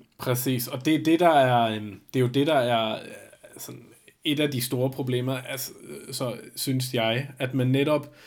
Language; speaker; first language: Danish; native; Danish